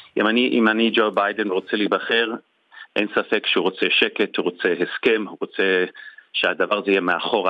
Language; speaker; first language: Hebrew; non-native, fluent; English